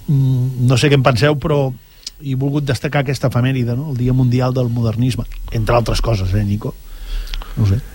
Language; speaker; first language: Catalan; native; Catalan